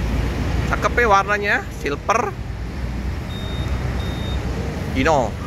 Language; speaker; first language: Indonesian; native; Indonesian